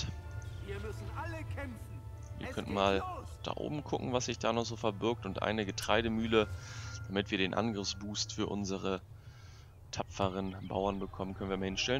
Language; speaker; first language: German; native; German